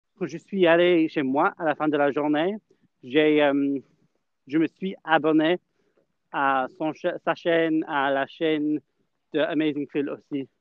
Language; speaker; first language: French; non-native, learner; English